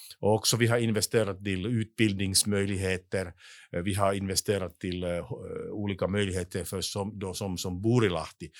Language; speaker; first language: Swedish; non-native, local second language; Finnish